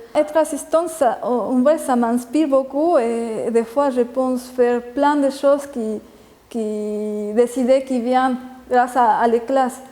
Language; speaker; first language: French; non-native, fluent; Spanish